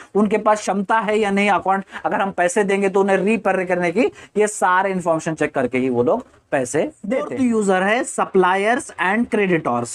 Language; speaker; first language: Hindi; native; Hindi